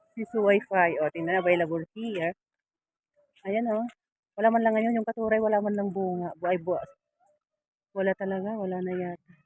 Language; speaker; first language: Filipino; non-native, local second language; Iloko